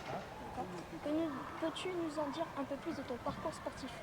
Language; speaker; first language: French; native; French